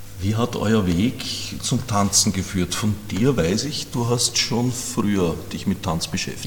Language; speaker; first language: German; native; German